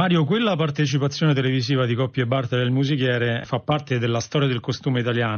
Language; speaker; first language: Italian; native; Italian